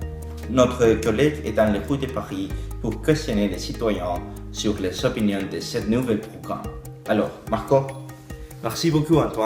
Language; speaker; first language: French; non-native, learner; English